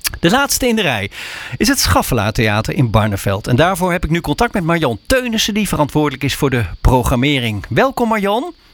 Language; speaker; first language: Dutch; native; Dutch